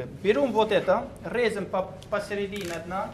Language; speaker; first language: Russian; non-native, learner; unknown